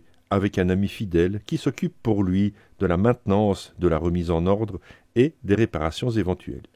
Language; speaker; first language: French; native; French